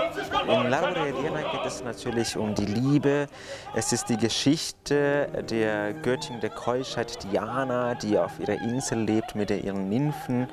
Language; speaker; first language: German; non-native, fluent; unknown